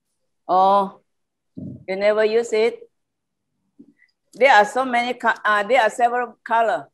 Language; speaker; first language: English; non-native, learner; Indonesian